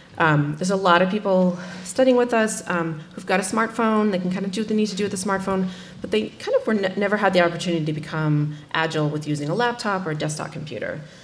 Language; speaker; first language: English; native; English